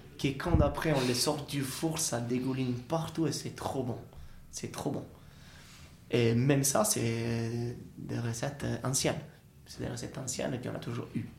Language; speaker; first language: French; non-native, fluent; Italian